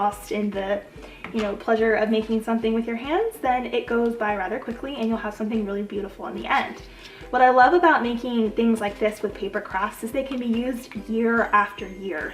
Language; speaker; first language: English; native; English